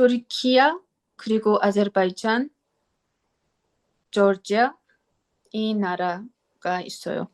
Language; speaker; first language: Korean; non-native, learner; Armenian